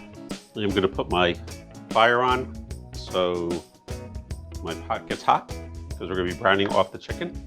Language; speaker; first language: English; native; English